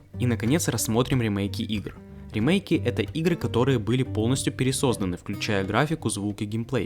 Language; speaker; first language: Russian; native; Russian